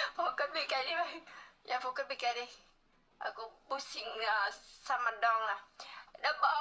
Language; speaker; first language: Indonesian; non-native, learner; Vietnamese